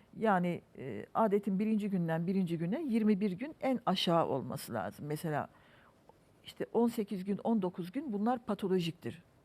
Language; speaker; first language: Turkish; native; Turkish